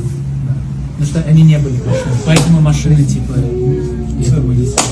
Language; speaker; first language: Russian; non-native, local second language; Kyrgyz